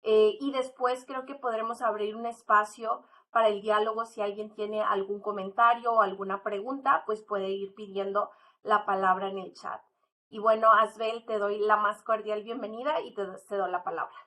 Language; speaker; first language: Spanish; native; Spanish